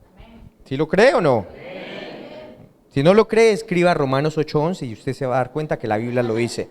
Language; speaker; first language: Spanish; native; Spanish